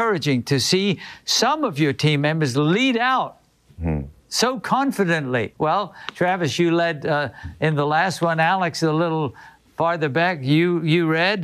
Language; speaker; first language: English; native; English